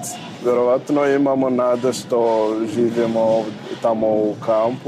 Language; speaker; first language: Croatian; non-native, learner; Rundi